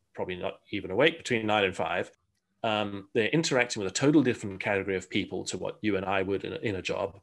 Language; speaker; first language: English; native; English